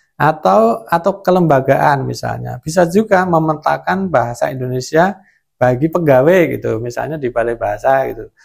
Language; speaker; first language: Indonesian; non-native, local second language; Javanese